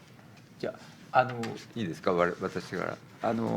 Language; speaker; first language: Japanese; native; Japanese